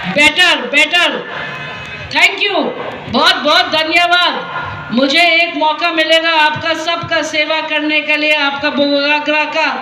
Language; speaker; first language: Hindi; non-native, local second language; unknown